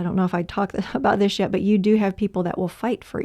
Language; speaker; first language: English; native; English